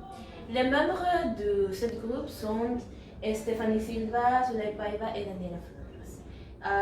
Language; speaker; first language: French; non-native, learner; Spanish